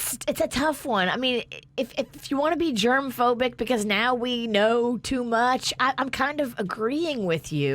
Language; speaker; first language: English; native; English